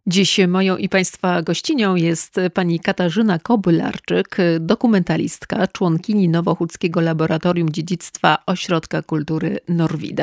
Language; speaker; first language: Polish; native; Polish